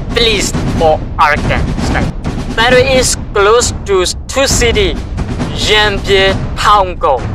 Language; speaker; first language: English; non-native, learner; Burmese